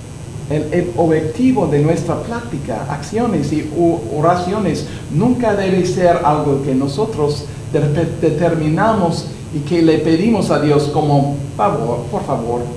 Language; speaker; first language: Spanish; non-native, learner; English